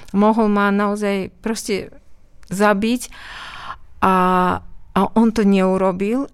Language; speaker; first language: Slovak; non-native, fluent; Russian